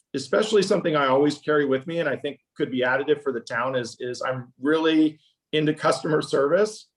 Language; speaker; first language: English; native; English